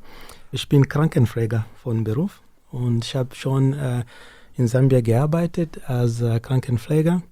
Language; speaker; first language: German; non-native, learner; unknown